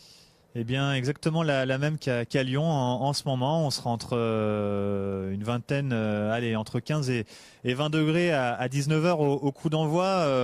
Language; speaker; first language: French; native; French